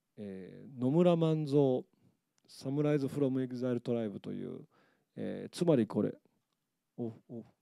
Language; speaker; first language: Japanese; native; Japanese